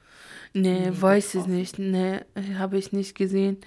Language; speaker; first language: German; non-native, learner; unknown